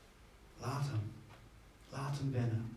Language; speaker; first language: Dutch; non-native, fluent; English